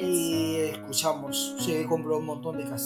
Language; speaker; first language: Spanish; non-native, learner; Chinese